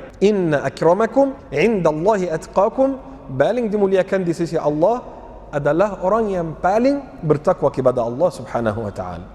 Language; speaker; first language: Malay; non-native, fluent; Arabic